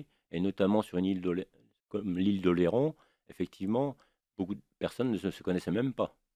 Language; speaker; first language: French; native; French